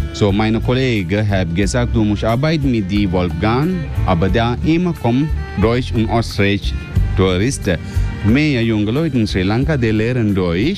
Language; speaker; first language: German; non-native, learner; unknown